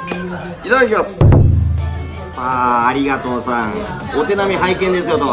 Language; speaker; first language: Japanese; native; Japanese